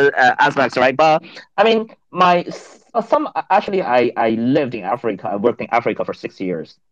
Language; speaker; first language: English; non-native, fluent; Chinese